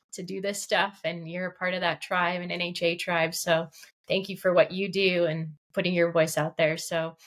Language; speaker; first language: English; early bilingual, other home language; Russian